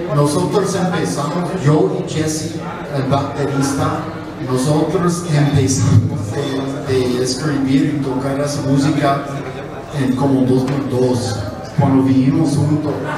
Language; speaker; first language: Spanish; non-native, fluent; English